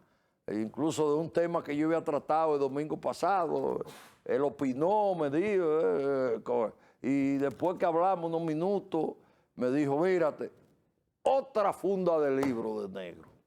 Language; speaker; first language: Spanish; native; Spanish